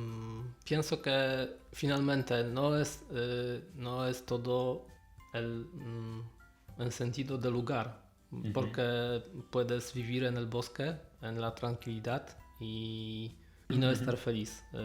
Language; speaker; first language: Spanish; non-native, learner; Polish